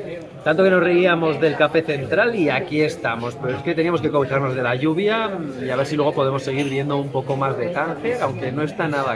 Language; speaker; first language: Spanish; native; Spanish